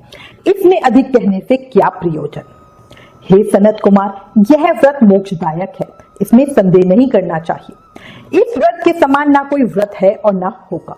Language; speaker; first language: Hindi; native; Hindi